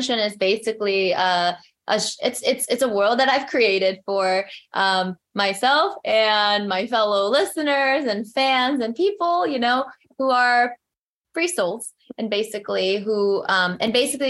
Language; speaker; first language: English; early bilingual, other home language; Korean